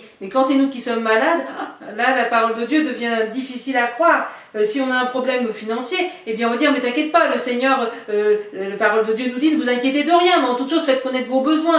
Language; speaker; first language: French; native; French